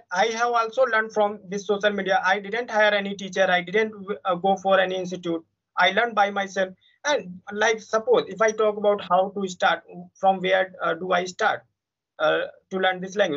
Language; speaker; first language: English; non-native, fluent; Hindi